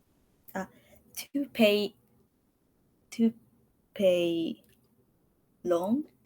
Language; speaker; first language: English; non-native, learner; Japanese